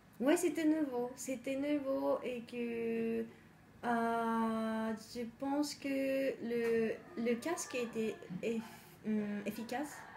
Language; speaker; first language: French; non-native, learner; Japanese